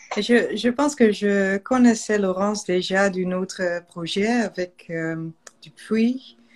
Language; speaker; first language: French; non-native, learner; Dutch